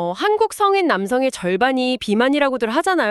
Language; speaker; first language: Korean; native; Korean